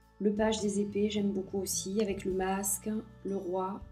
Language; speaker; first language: French; native; French